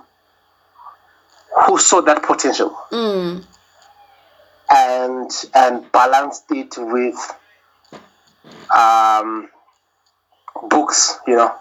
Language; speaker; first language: English; non-native, local second language; Zulu